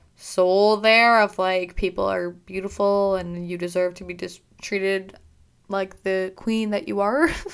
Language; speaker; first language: English; native; English